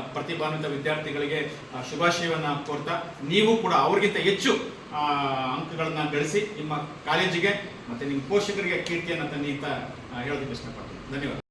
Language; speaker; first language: Kannada; native; Kannada